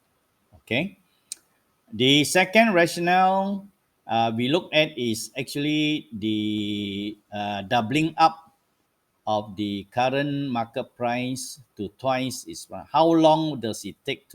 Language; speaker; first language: English; non-native, local second language; Malay